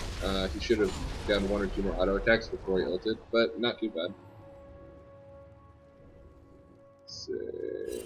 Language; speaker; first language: English; native; English